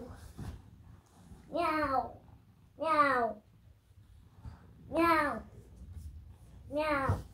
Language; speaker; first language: Russian; early bilingual, heritage; Russian